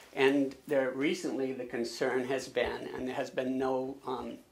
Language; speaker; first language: English; native; English